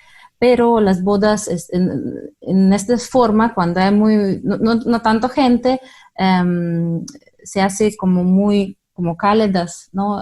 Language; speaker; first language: Spanish; non-native, fluent; Russian